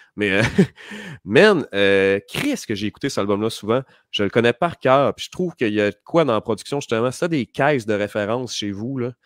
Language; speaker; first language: French; native; French